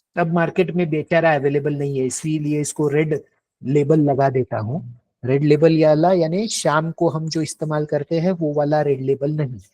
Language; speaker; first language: Hindi; non-native, local second language; Marathi